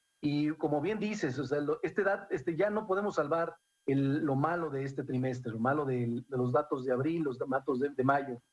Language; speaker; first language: Spanish; native; Spanish